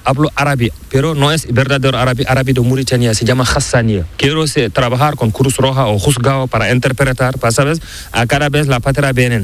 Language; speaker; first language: Spanish; non-native, learner; Fula